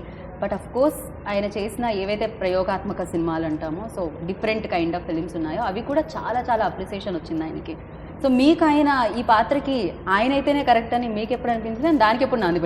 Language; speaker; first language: Telugu; native; Telugu